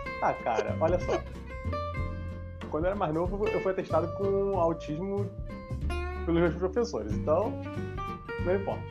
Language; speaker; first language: Portuguese; native; Portuguese